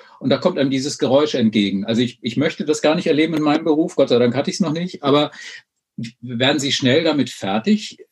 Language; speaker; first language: German; native; German